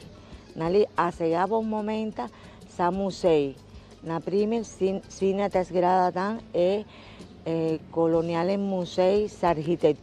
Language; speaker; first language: Bulgarian; non-native, fluent; Spanish